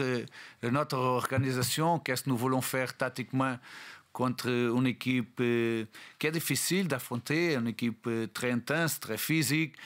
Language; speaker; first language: French; non-native, learner; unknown